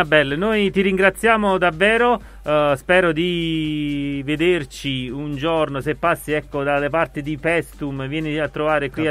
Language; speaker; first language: Italian; native; Italian